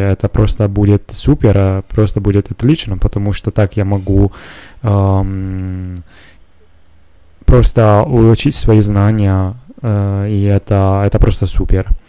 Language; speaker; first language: Russian; non-native, fluent; Italian